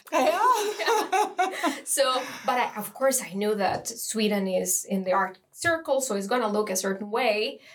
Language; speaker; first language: English; non-native, fluent; Spanish